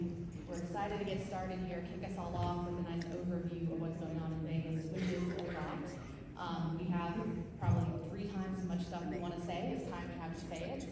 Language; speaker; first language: English; native; English